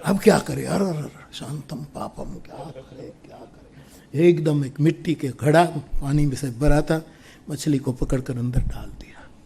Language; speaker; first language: Hindi; non-native, local second language; Gujarati